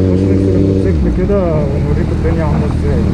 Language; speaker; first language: Arabic; native; Arabic